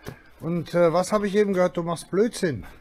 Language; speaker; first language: German; native; German